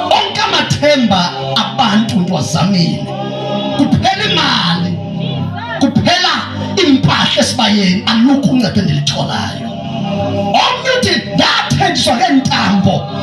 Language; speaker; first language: Zulu; non-native, local second language; Xhosa